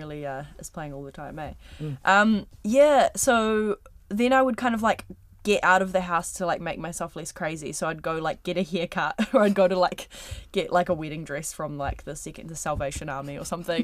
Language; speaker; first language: English; native; English